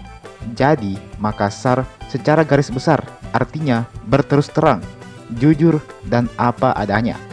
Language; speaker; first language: Indonesian; native; Indonesian